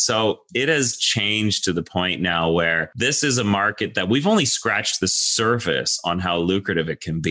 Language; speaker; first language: English; native; English